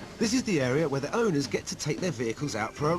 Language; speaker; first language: English; native; English